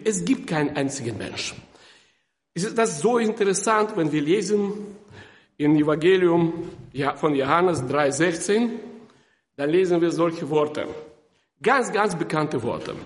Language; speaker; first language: German; non-native, fluent; Russian